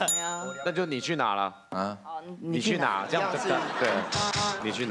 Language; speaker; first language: Chinese; native; Chinese